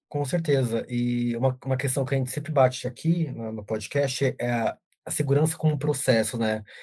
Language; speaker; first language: Portuguese; native; Portuguese